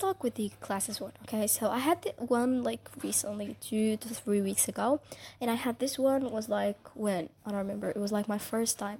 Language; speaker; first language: English; non-native, fluent; Somali